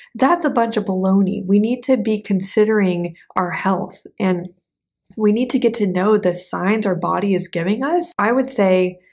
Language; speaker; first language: English; native; English